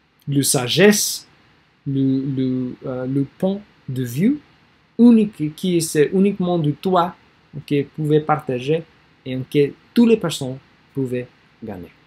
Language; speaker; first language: French; non-native, learner; English